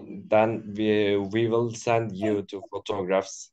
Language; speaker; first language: English; non-native, learner; Turkish